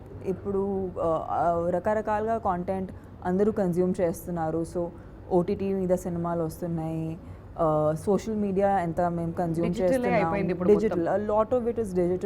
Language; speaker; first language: Telugu; non-native, fluent; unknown